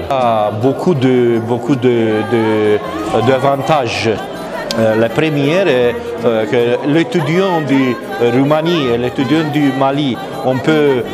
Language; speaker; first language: French; non-native, learner; Romanian